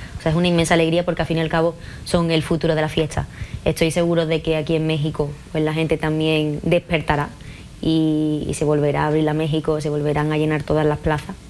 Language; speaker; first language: Spanish; native; Spanish